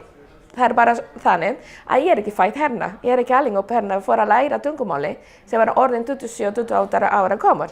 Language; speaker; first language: Icelandic; non-native, fluent; Spanish